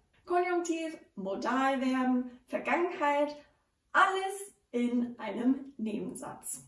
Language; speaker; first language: German; non-native, fluent; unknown